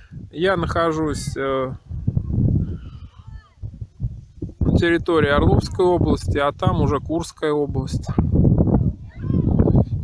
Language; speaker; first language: Russian; native; Russian